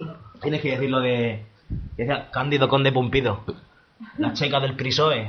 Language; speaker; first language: Spanish; native; Spanish